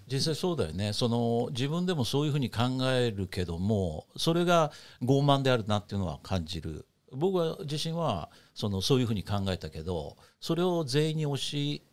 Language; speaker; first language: Japanese; native; Japanese